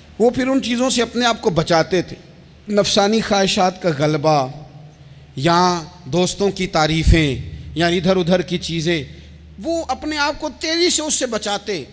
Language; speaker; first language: Urdu; non-native, local second language; Punjabi